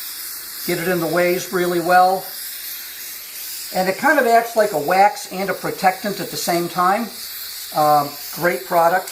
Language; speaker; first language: English; native; English